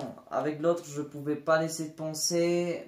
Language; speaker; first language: French; non-native, learner; Spanish